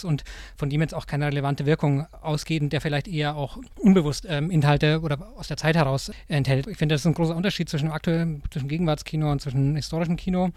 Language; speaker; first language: German; native; German